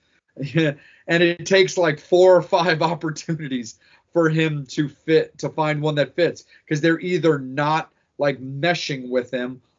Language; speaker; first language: English; native; English